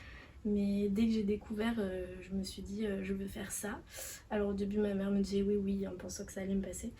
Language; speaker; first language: French; native; French